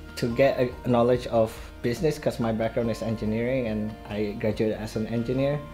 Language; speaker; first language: English; non-native, fluent; Indonesian